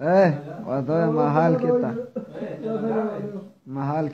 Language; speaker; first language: English; non-native, learner; Urdu